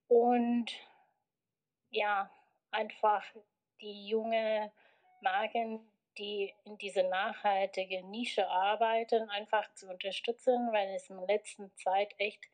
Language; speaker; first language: German; non-native, fluent; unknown